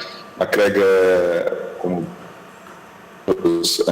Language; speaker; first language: Spanish; non-native, fluent; Portuguese